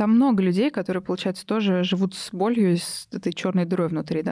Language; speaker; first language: Russian; native; Russian